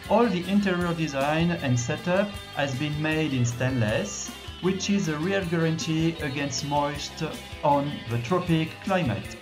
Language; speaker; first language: English; non-native, fluent; French